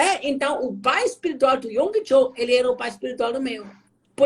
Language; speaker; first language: Portuguese; non-native, fluent; German